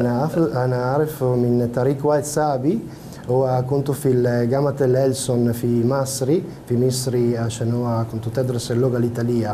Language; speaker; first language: Arabic; non-native, learner; Italian